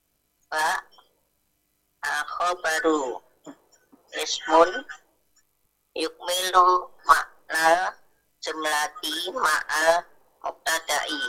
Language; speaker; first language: Arabic; non-native, learner; Indonesian